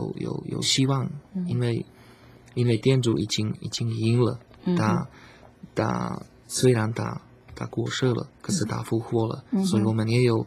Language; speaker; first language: Chinese; non-native, learner; Slovak